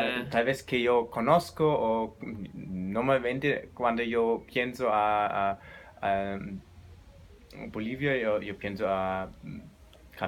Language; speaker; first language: Spanish; non-native, learner; German